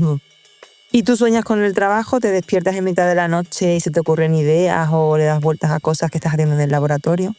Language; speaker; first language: Spanish; native; Spanish